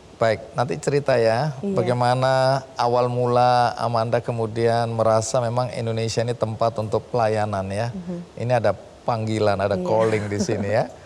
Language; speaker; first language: Indonesian; native; Indonesian